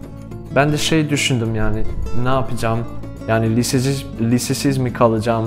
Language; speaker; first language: Turkish; non-native, fluent; Bosnian